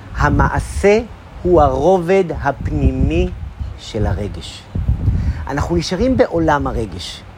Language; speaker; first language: Hebrew; native; Hebrew